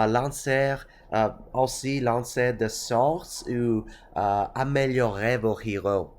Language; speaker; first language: French; non-native, learner; English